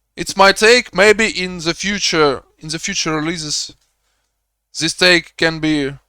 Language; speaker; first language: English; non-native, learner; Russian